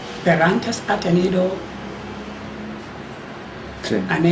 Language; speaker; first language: Spanish; non-native, learner; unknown